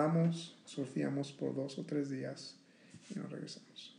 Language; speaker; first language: Spanish; early bilingual, heritage; Spanish